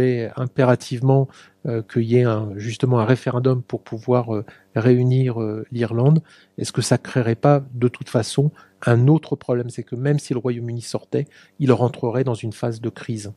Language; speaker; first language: French; native; French